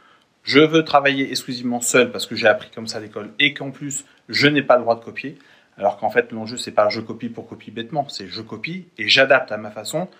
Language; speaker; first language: French; native; French